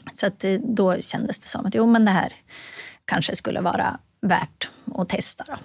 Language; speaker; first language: Swedish; native; Swedish